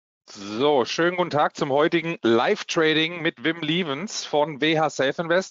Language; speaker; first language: German; native; German